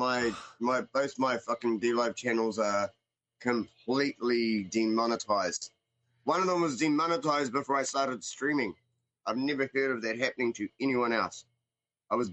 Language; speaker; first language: English; native; English